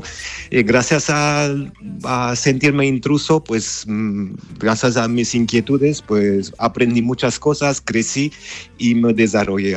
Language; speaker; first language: Spanish; non-native, fluent; Armenian